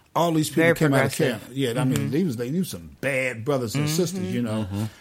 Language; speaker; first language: English; native; English